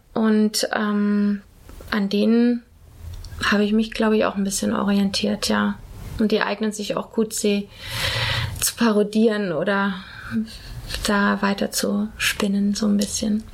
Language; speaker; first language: German; native; German